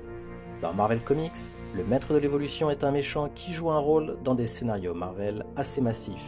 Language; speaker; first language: French; native; French